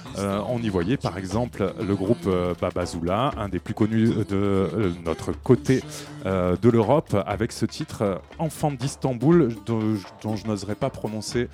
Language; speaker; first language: French; native; French